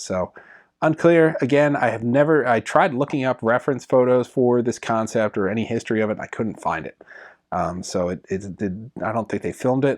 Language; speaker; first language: English; native; English